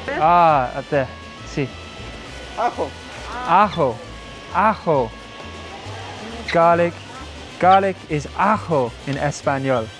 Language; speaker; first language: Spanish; non-native, learner; English